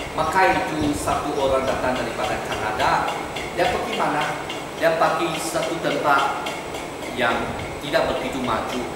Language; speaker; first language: Malay; non-native, local second language; Chinese